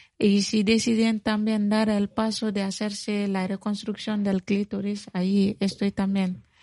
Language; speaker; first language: Spanish; non-native, fluent; Bambara